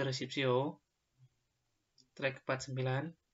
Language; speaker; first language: Korean; non-native, fluent; Indonesian